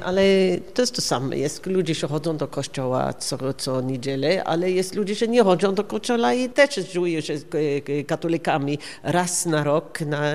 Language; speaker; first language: Polish; non-native, learner; Norwegian